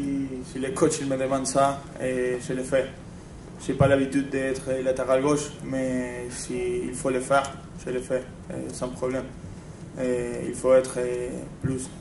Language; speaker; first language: French; non-native, fluent; Spanish